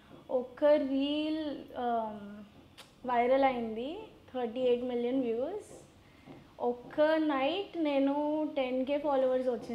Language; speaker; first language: Telugu; non-native, learner; Gujarati